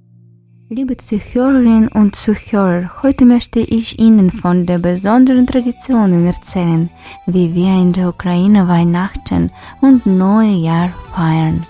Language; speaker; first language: German; non-native, fluent; Ukrainian